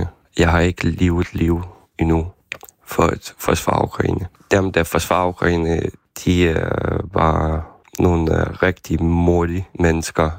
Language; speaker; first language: Danish; non-native, learner; Ukrainian